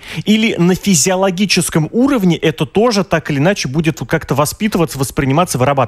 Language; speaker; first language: Russian; native; Russian